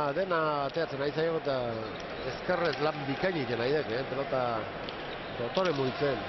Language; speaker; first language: Basque; native; Basque